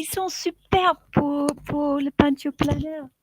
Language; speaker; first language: French; non-native, learner; English